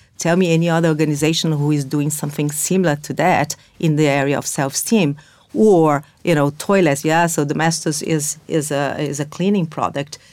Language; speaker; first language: English; non-native, fluent; Portuguese